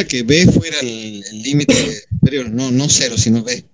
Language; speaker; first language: Spanish; native; Spanish